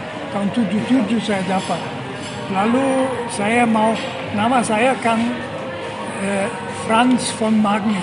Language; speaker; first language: Indonesian; non-native, fluent; German